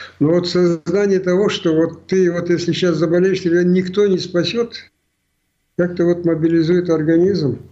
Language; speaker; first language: Russian; non-native, local second language; Crimean Tatar